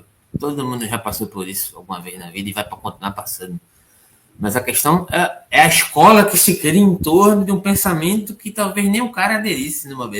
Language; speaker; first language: Portuguese; native; Portuguese